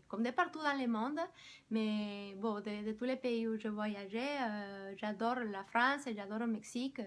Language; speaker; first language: French; non-native, fluent; Spanish